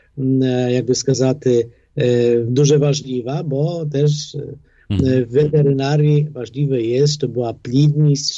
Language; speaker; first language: Polish; non-native, fluent; Ukrainian